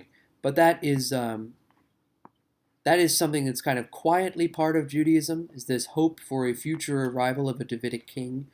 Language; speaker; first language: English; native; English